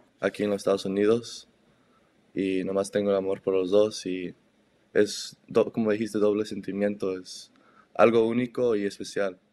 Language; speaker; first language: Spanish; early bilingual, heritage; Spanish